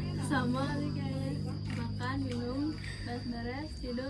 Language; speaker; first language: Indonesian; non-native, local second language; Sundanese